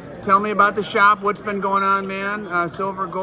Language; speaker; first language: English; native; English